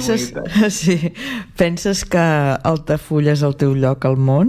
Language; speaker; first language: Catalan; native; Catalan